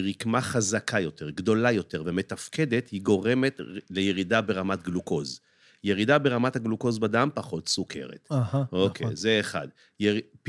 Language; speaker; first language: Hebrew; native; Hebrew